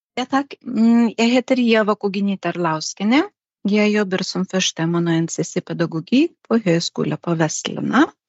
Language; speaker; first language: Norwegian; non-native, fluent; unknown